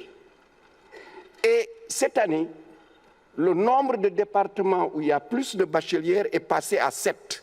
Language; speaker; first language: French; non-native, local second language; Wolof